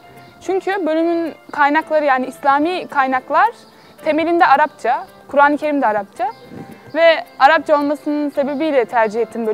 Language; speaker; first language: Turkish; native; Turkish